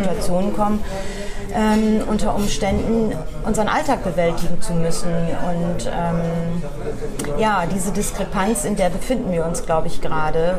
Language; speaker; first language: German; native; German